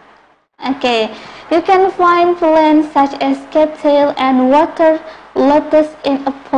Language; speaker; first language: English; non-native, local second language; Indonesian